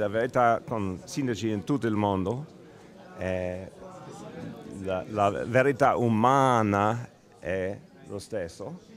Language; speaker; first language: Italian; non-native, learner; English